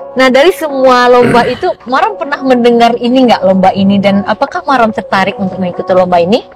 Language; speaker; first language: Indonesian; native; Indonesian